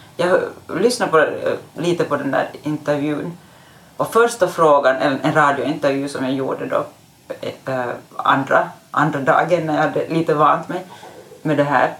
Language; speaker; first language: Swedish; native; Swedish